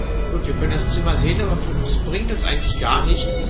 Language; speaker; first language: German; native; German